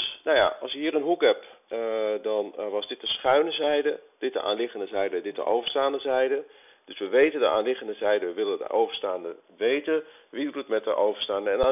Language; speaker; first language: Dutch; native; Dutch